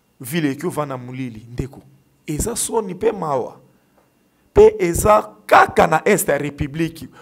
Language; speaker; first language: Lingala; native; Lingala